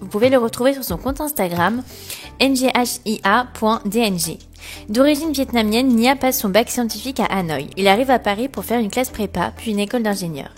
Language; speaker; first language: French; native; French